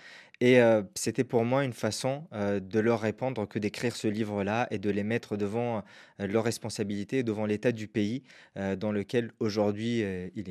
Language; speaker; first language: French; non-native, local second language; Arabic